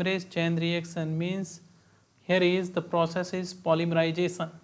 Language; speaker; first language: English; non-native, local second language; Hindi